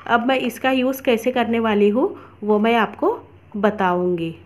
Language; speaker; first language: Hindi; non-native, local second language; Marathi